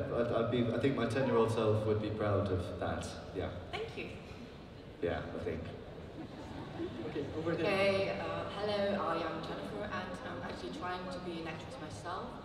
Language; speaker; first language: English; native; English